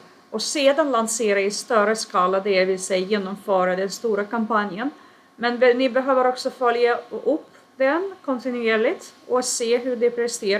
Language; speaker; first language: Swedish; non-native, fluent; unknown